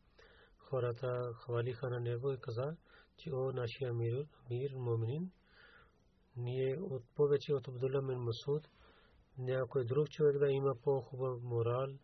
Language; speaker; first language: Bulgarian; non-native, learner; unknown